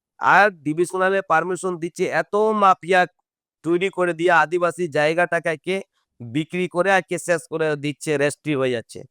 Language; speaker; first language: Bangla; non-native, local second language; Santali